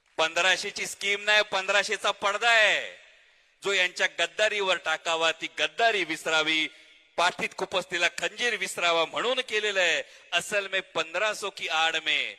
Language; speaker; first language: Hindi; non-native, local second language; Marathi